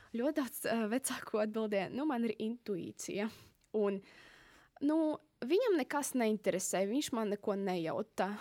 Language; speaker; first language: Latvian; non-native, local second language; Russian